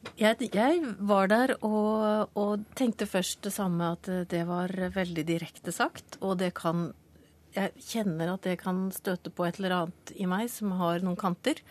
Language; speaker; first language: Norwegian; native; Norwegian